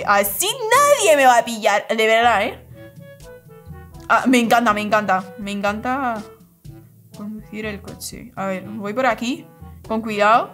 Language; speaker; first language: Spanish; non-native, fluent; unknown